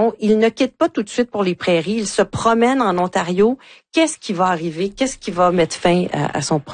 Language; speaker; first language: French; native; French